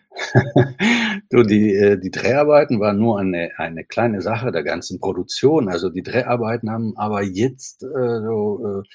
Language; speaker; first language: German; non-native, fluent; Italian